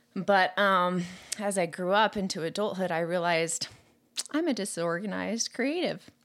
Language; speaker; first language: English; native; English